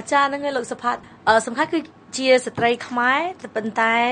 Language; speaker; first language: Khmer; early bilingual, heritage; Khmer